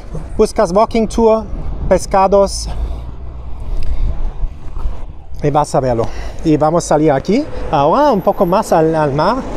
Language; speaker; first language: Spanish; non-native, learner; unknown